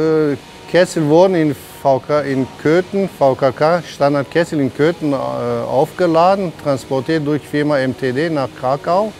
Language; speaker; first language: German; non-native, learner; Polish